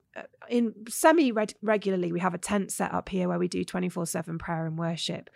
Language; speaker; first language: English; native; English